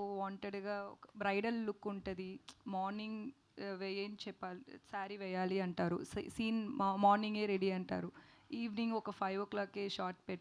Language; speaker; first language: Telugu; non-native, learner; Tamil